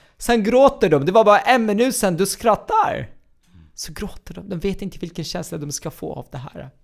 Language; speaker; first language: Swedish; non-native, fluent; Arabic